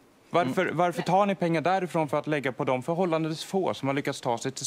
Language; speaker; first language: Swedish; native; Swedish